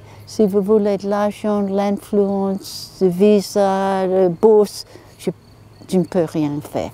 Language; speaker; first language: French; non-native, learner; English